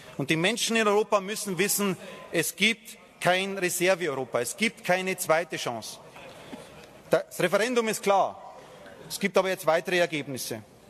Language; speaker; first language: German; native; German